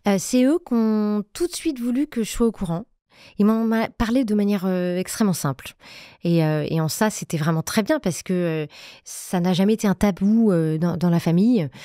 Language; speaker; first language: French; native; French